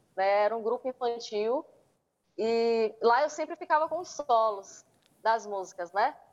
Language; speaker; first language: Portuguese; native; Portuguese